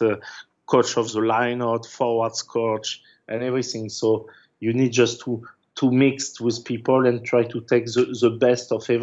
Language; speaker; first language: English; non-native, fluent; French